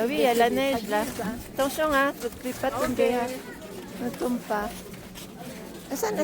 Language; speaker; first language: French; non-native, learner; Filipino